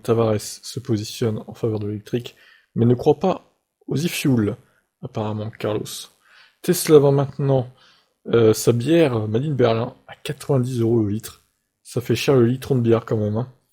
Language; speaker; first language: French; native; French